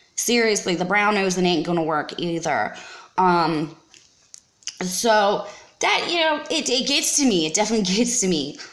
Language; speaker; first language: English; native; English